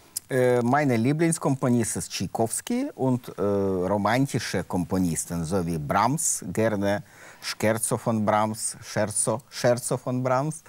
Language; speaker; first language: German; non-native, learner; Russian